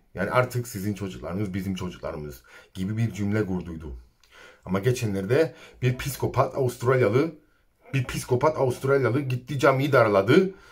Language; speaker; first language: Turkish; native; Turkish